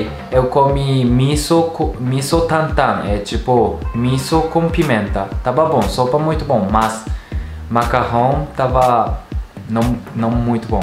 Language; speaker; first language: Portuguese; non-native, learner; Japanese